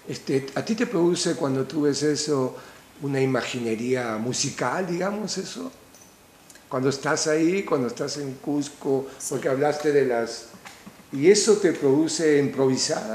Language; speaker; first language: Spanish; native; Spanish